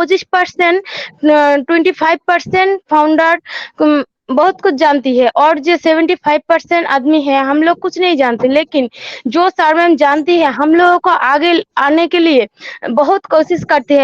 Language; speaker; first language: Hindi; non-native, learner; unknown